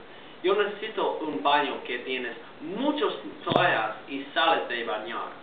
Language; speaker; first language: Spanish; non-native, learner; English